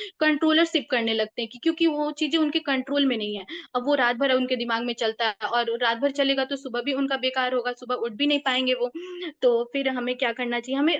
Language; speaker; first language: Hindi; native; Hindi